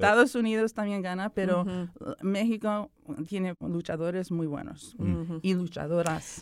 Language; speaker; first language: Spanish; early bilingual, other home language; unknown